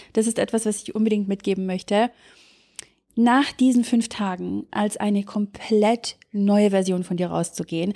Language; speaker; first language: German; early bilingual, other home language; Serbian